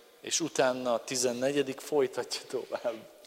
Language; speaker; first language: Hungarian; non-native, learner; English